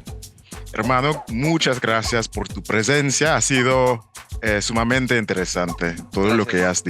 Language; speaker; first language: Spanish; non-native, fluent; English